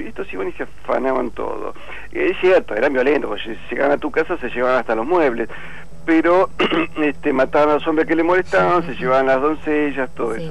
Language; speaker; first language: Spanish; native; Spanish